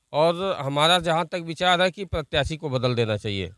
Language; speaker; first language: Hindi; native; Hindi